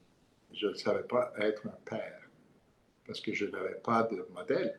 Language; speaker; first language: French; non-native, learner; English